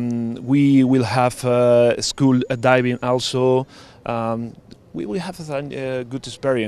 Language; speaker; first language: English; non-native, learner; Spanish